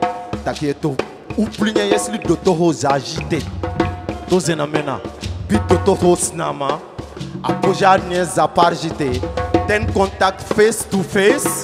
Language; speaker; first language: Czech; non-native, learner; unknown